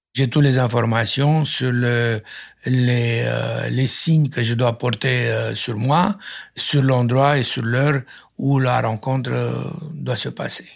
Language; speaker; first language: French; non-native, fluent; Romanian